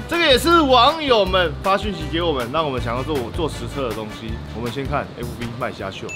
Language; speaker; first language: Chinese; native; Chinese